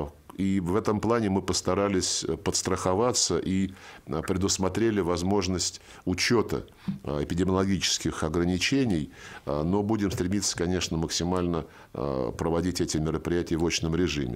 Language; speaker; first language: Russian; native; Russian